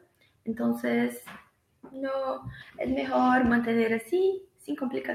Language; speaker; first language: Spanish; non-native, fluent; Portuguese